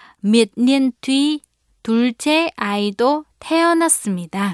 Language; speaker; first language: Korean; non-native, fluent; Vietnamese